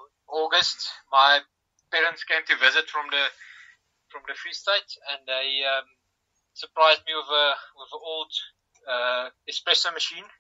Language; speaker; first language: English; non-native, local second language; Afrikaans